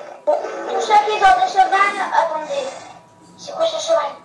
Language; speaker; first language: French; native; French